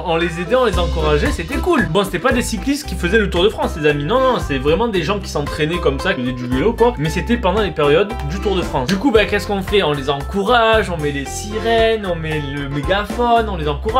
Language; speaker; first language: French; native; French